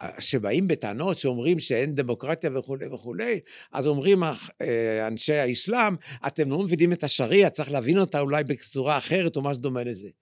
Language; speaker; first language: Hebrew; native; Hebrew